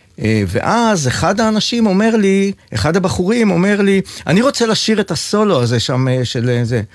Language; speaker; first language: Hebrew; native; Hebrew